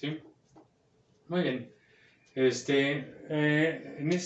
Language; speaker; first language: Spanish; native; Spanish